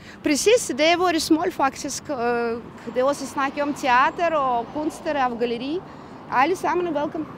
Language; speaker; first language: Danish; non-native, fluent; Russian